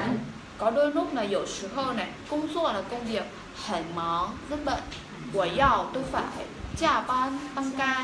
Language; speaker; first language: Chinese; non-native, fluent; Vietnamese